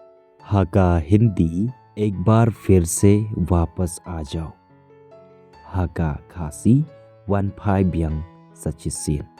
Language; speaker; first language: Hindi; non-native, local second language; Khasi